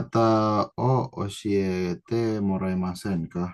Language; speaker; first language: Japanese; non-native, learner; Indonesian